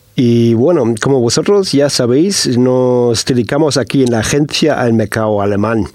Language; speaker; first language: Spanish; non-native, fluent; German